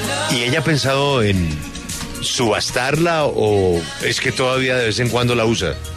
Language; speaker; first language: Spanish; native; Spanish